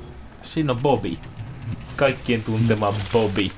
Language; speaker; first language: Finnish; native; Finnish